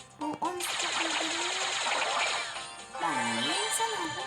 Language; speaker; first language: Turkish; non-native, learner; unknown